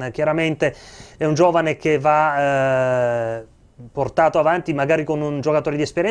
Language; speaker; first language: Italian; native; Italian